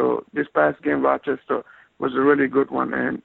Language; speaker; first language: English; non-native, fluent; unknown